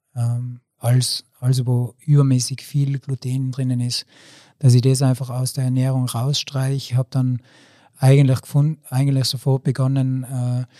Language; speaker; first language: German; native; German